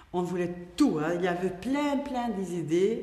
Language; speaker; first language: French; non-native, fluent; Albanian